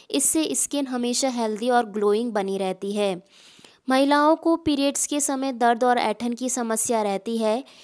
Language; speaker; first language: Hindi; native; Hindi